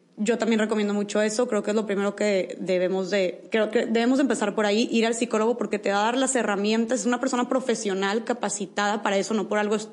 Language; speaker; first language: Spanish; native; Spanish